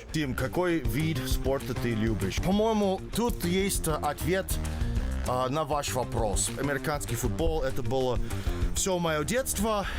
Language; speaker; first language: Russian; non-native, fluent; English